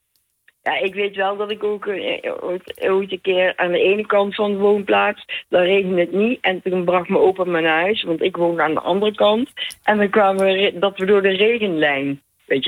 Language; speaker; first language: Dutch; native; Dutch